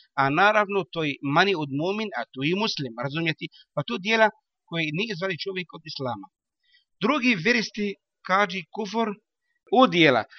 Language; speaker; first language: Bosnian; non-native, learner; Arabic